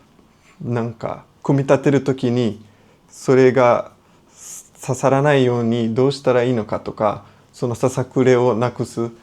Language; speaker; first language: Japanese; non-native, fluent; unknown